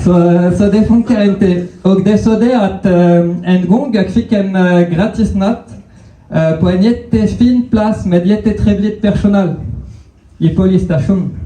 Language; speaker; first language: Swedish; non-native, fluent; French